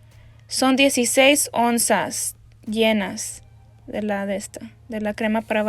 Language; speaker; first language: Spanish; native; Spanish